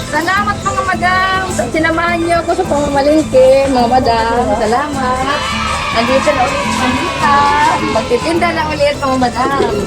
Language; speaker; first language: Filipino; non-native, local second language; Waray